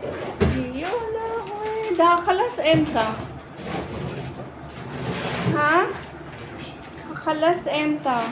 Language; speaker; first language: Arabic; non-native, learner; Filipino